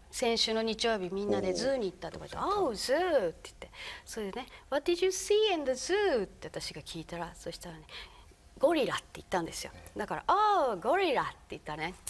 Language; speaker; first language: Japanese; native; Japanese